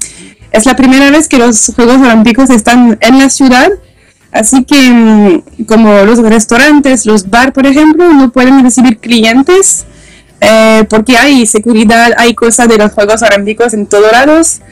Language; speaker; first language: Spanish; non-native, learner; French